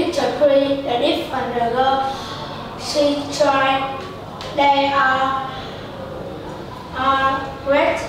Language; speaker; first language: English; non-native, learner; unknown